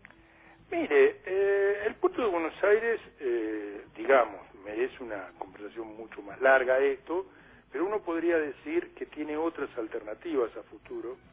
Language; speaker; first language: Spanish; native; Spanish